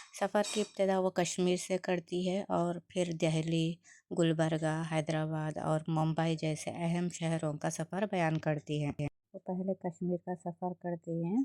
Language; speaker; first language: Urdu; native; Urdu